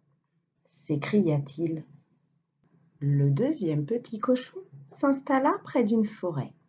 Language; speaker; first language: French; native; French